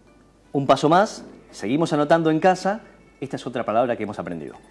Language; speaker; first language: Spanish; native; Spanish